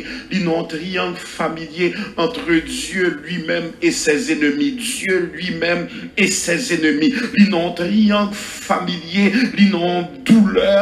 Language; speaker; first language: French; non-native, local second language; Haitian Creole